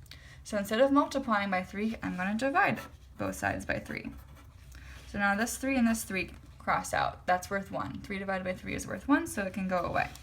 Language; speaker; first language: English; native; English